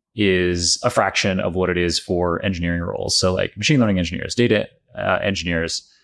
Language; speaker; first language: English; native; English